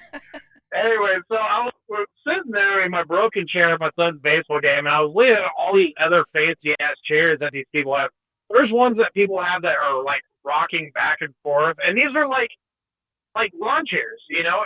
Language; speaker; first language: English; native; English